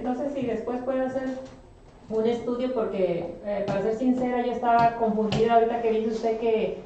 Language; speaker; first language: Spanish; native; Spanish